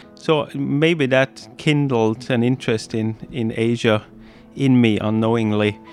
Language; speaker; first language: English; non-native, fluent; German